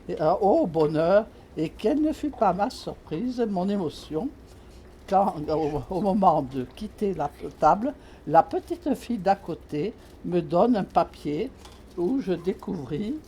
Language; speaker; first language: French; native; French